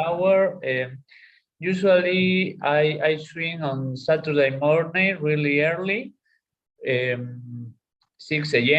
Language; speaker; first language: English; non-native, learner; Spanish